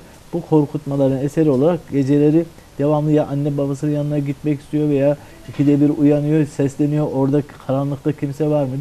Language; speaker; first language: Turkish; native; Turkish